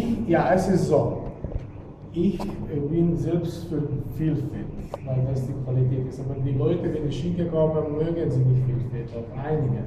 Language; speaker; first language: German; non-native, fluent; Slovenian